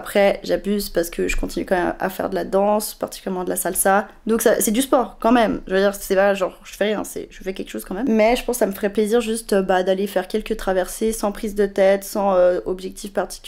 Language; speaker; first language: French; native; French